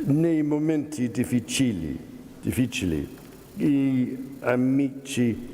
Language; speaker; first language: Italian; non-native, learner; English